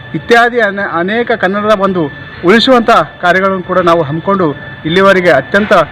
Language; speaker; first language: Kannada; native; Kannada